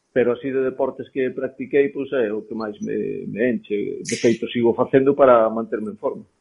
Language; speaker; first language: Galician; native; Galician